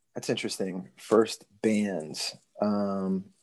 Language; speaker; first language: English; native; English